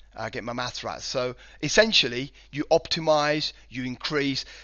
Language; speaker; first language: English; non-native, fluent; Spanish